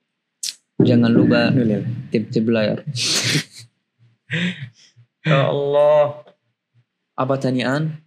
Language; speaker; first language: Indonesian; non-native, learner; Arabic